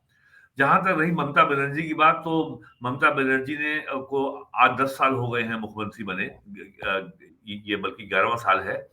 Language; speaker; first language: Hindi; native; Hindi